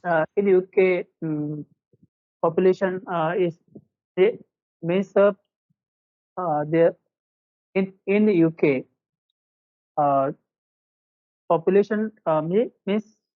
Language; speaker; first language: English; non-native, learner; Marathi